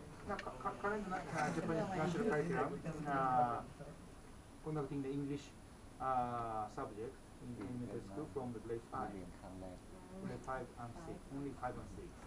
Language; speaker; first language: English; non-native, fluent; Japanese